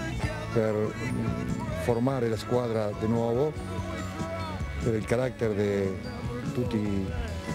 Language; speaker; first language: Italian; non-native, fluent; Spanish